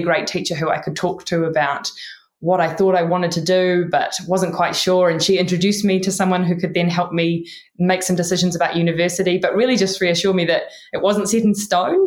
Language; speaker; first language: English; native; English